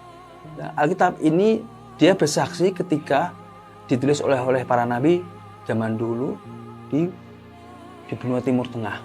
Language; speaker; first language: Indonesian; native; Indonesian